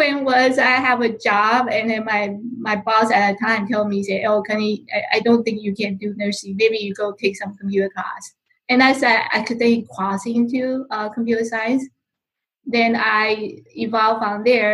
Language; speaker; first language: English; non-native, fluent; Chinese